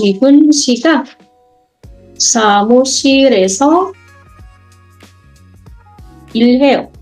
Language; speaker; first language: Korean; non-native, fluent; Indonesian